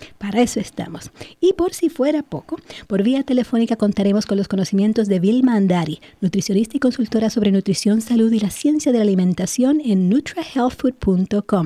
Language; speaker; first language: Spanish; native; Spanish